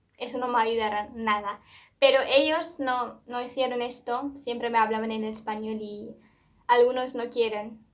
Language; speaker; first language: Spanish; non-native, fluent; Turkish